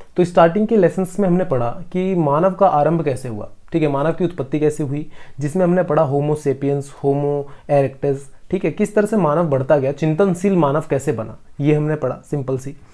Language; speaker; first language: Hindi; native; Hindi